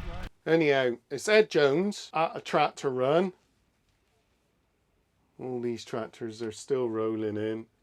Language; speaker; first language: English; native; English